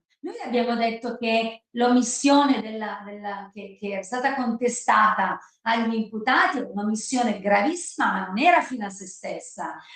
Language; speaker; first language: Italian; native; Italian